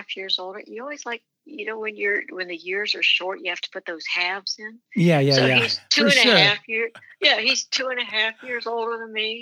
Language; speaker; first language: English; native; English